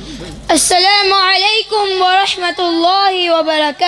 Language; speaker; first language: Arabic; non-native, learner; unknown